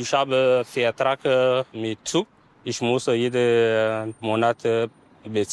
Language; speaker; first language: German; non-native, learner; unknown